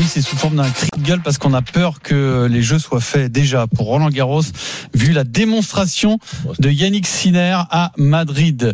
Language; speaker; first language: French; native; French